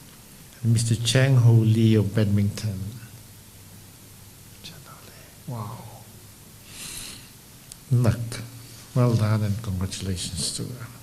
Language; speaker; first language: English; non-native, local second language; Fijian